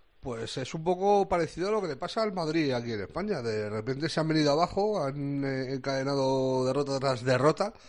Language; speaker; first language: Spanish; native; Spanish